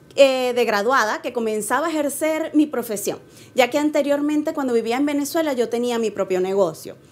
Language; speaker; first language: Spanish; native; Spanish